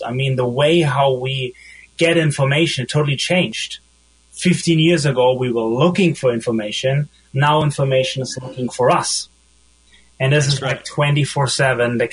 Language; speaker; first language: English; non-native, fluent; German